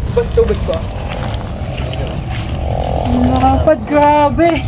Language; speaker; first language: Filipino; native; Filipino